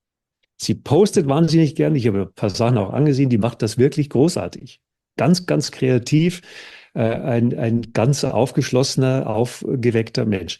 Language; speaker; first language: German; native; German